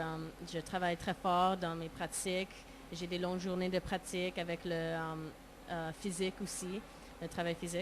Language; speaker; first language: French; non-native, local second language; English